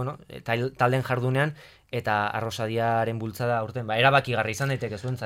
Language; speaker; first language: Basque; native; Basque